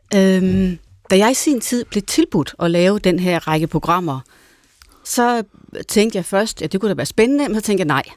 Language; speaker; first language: Danish; native; Danish